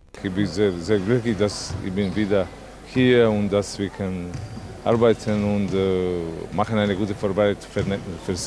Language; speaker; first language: German; non-native, learner; Serbian